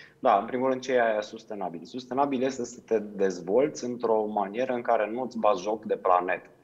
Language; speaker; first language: Romanian; native; Romanian